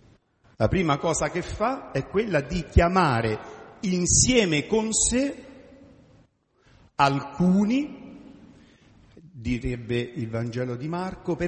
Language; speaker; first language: Italian; native; Italian